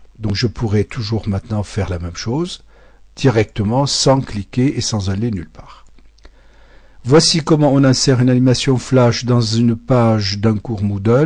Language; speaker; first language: French; native; French